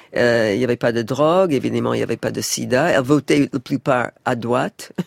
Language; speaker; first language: French; non-native, fluent; English